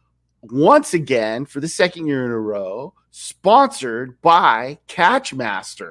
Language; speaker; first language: English; native; English